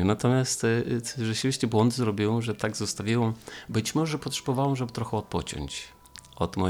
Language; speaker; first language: Polish; non-native, fluent; Romanian